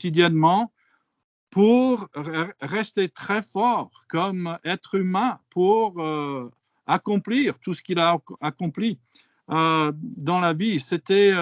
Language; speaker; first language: French; non-native, fluent; English